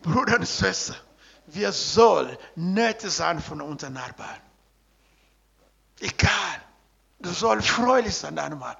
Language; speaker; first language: German; non-native, learner; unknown